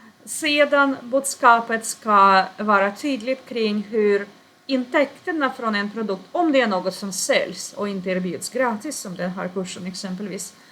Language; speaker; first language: Swedish; non-native, fluent; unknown